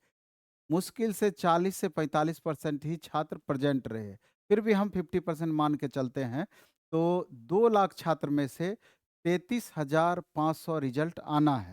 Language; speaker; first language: Hindi; native; Hindi